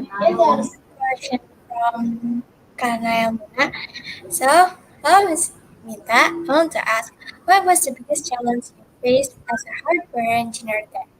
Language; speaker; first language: English; non-native, learner; Indonesian